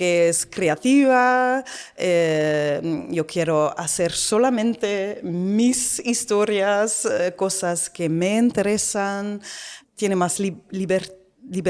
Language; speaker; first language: Spanish; non-native, learner; Dutch